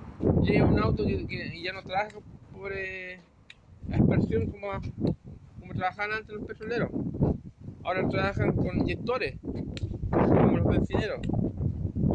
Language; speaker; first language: Spanish; native; Spanish